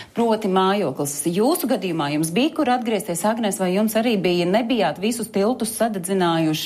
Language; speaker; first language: Latvian; native; Latvian